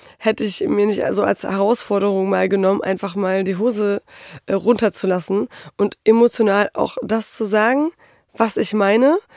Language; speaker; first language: German; early bilingual, other home language; Polish